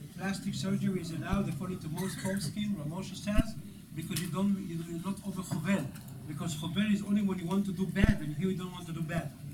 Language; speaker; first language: English; non-native, fluent; Hebrew